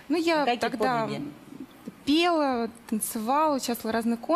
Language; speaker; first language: Russian; native; Russian